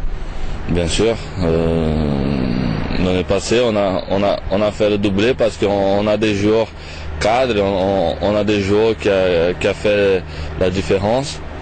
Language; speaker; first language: French; non-native, fluent; Portuguese